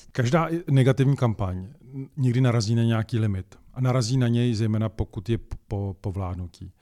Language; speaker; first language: Czech; native; Czech